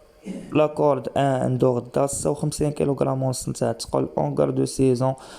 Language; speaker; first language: Arabic; native; Arabic